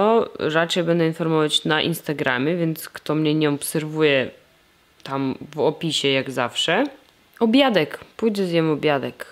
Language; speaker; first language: Polish; non-native, fluent; Russian